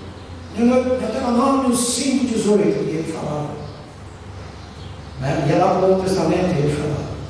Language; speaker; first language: Portuguese; native; Portuguese